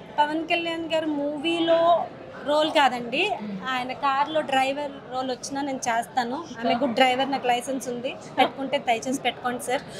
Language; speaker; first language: Telugu; non-native, local second language; Marathi